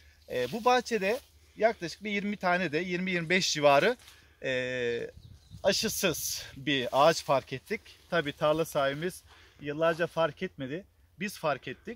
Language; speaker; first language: Turkish; native; Turkish